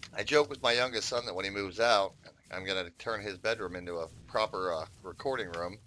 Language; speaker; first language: English; native; English